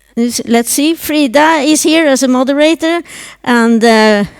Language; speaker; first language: English; non-native, fluent; Swedish